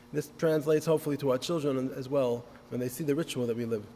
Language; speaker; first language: English; native; English